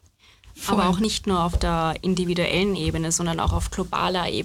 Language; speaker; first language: German; native; German